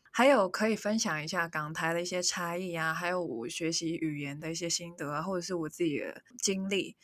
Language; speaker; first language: Chinese; non-native, local second language; Cantonese